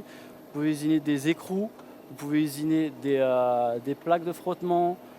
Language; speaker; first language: French; native; French